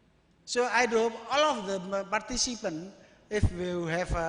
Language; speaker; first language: English; non-native, learner; Indonesian